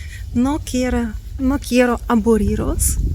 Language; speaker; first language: Spanish; non-native, fluent; Russian